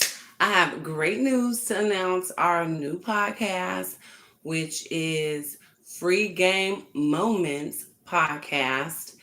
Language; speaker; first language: English; native; English